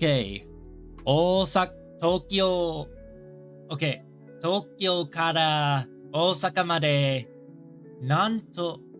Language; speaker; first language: Japanese; non-native, learner; English